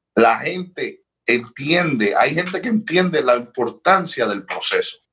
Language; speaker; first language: Spanish; early bilingual, heritage; Spanish